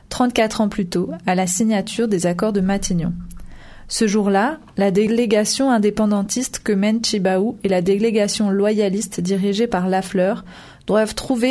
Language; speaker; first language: French; native; French